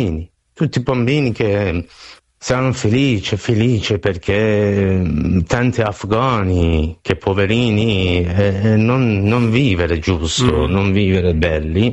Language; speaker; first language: Italian; non-native, learner; Persian